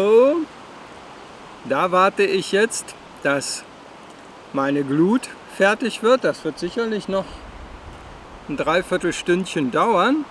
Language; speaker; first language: German; native; German